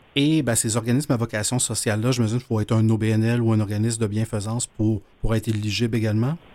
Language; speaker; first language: French; native; French